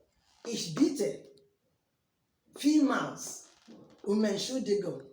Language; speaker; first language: German; non-native, learner; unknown